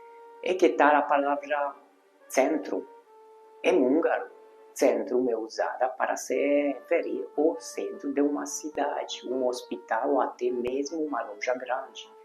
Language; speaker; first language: Portuguese; non-native, fluent; Hungarian